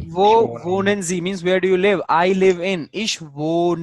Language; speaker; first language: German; non-native, fluent; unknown